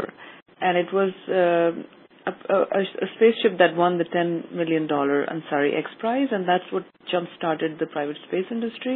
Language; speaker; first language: English; non-native, local second language; Urdu